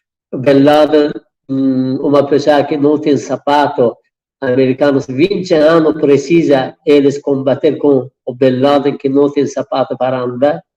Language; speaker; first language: Portuguese; non-native, fluent; Persian